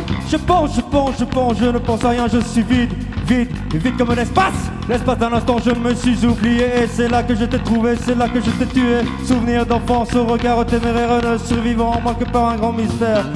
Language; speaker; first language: French; native; French